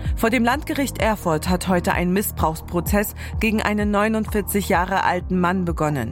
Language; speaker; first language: German; native; German